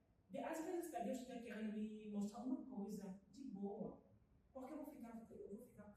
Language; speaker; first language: Portuguese; non-native, learner; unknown